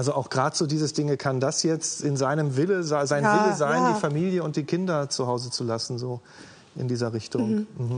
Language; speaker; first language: German; native; German